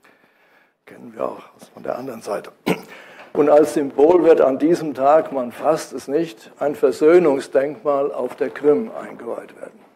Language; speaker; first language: German; native; German